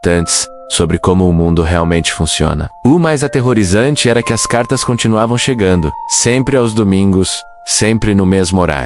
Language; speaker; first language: Portuguese; native; Portuguese